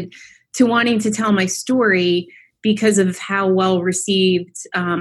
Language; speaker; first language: English; native; English